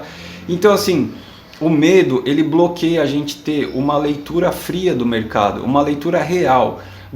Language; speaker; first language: Portuguese; native; Portuguese